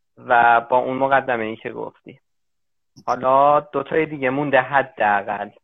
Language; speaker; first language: Persian; native; Persian